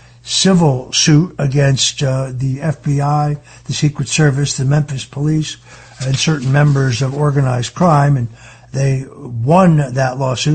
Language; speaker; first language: English; native; English